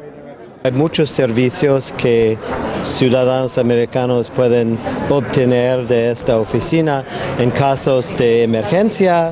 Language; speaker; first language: Spanish; non-native, fluent; English